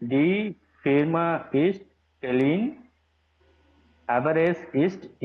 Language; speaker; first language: German; non-native, learner; Tamil